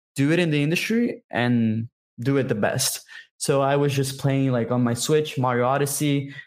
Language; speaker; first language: English; non-native, fluent; Portuguese